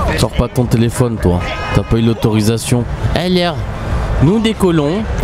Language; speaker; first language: French; native; French